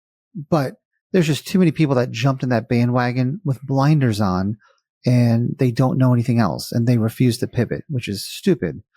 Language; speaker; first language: English; native; English